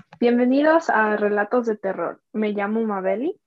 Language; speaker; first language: Spanish; early bilingual, heritage; Spanish